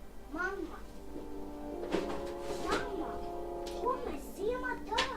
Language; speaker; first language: Russian; early bilingual, other home language; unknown